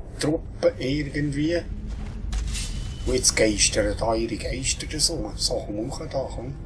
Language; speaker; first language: German; native; German